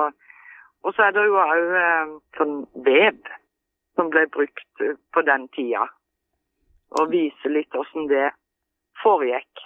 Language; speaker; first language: Norwegian; native; Norwegian